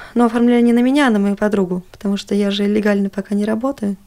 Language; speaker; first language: Russian; native; Russian